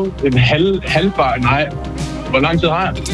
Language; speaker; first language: Danish; native; Danish